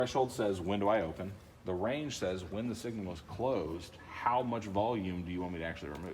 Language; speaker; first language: English; native; English